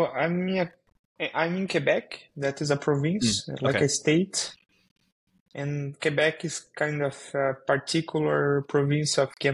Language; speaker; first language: English; non-native, fluent; Portuguese